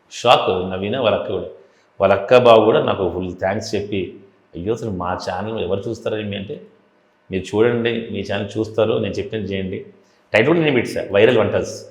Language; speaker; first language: Telugu; native; Telugu